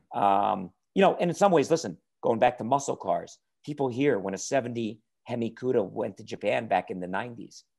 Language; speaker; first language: English; native; English